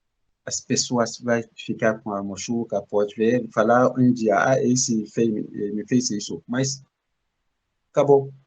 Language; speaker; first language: Portuguese; non-native, learner; Bambara